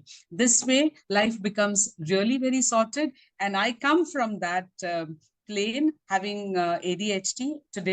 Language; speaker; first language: English; non-native, local second language; Tamil